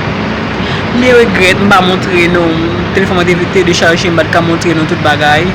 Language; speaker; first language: French; non-native, learner; Haitian Creole